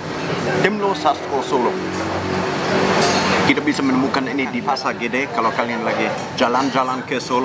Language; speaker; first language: Indonesian; non-native, fluent; German